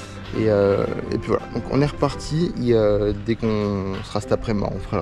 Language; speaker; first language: French; native; French